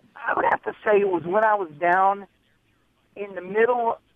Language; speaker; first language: English; native; English